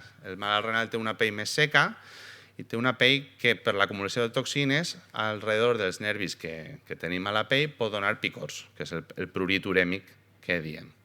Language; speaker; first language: Catalan; native; Catalan